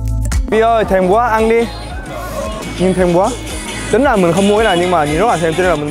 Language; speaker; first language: Vietnamese; non-native, fluent; Korean